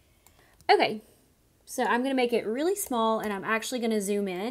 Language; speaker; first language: English; native; English